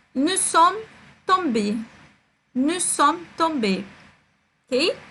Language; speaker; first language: French; non-native, fluent; Portuguese